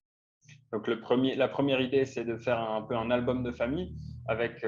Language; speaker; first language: French; native; French